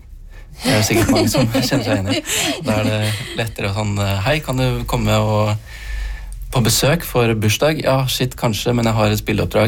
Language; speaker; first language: Norwegian; native; Norwegian